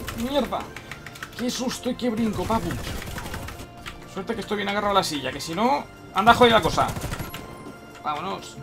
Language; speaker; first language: Spanish; native; Spanish